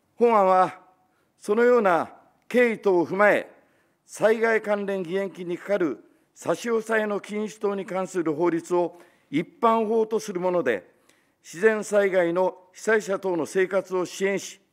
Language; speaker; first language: Japanese; native; Japanese